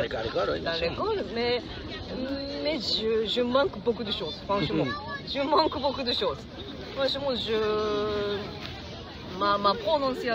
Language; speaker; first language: French; non-native, fluent; Japanese